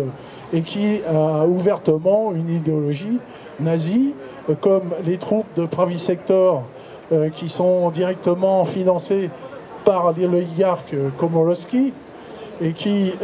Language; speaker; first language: French; native; French